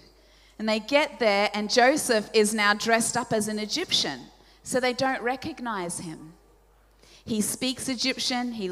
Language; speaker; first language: English; non-native, local second language; Polish